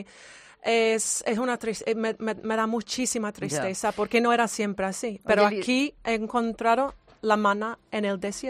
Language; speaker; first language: Spanish; non-native, fluent; English